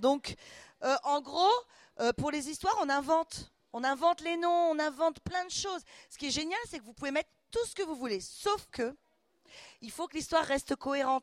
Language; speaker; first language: French; native; French